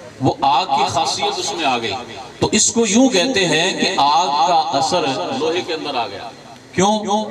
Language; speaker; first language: Urdu; non-native, local second language; Punjabi